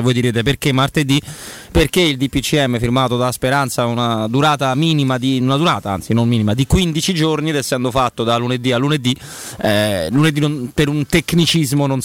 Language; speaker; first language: Italian; native; Italian